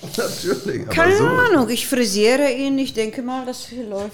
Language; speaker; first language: German; non-native, fluent; Polish